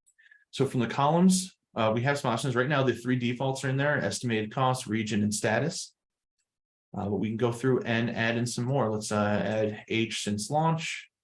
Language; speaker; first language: English; native; English